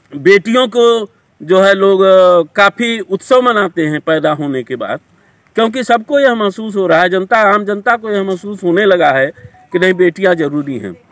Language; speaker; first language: Hindi; native; Hindi